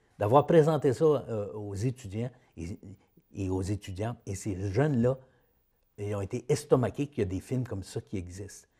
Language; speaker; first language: French; native; French